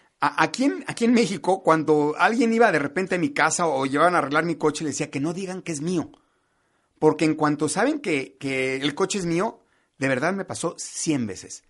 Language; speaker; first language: Spanish; native; Spanish